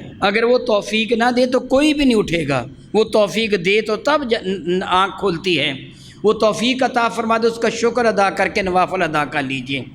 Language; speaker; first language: Urdu; non-native, local second language; Punjabi